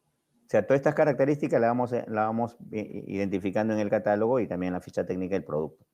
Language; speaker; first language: Spanish; native; Spanish